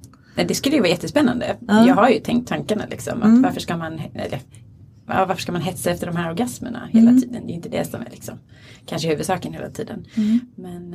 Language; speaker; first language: Swedish; native; Swedish